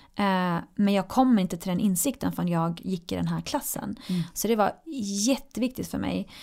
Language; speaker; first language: Swedish; early bilingual, other home language; Arabic